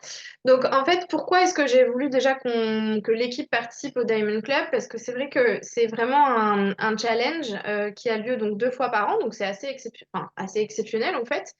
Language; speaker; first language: French; native; French